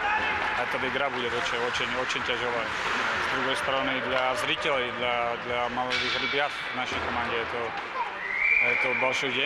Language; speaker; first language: Russian; non-native, learner; Czech